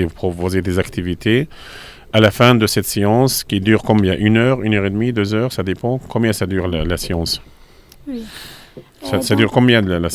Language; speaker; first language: French; non-native, fluent; Arabic